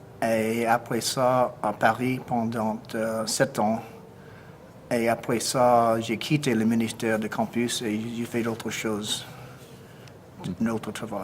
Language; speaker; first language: French; non-native, fluent; English